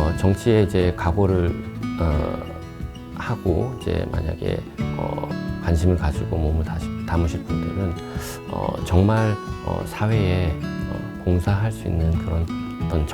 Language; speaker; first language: Korean; native; Korean